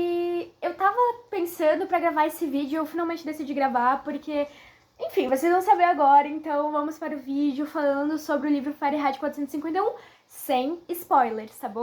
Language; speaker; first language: Portuguese; native; Portuguese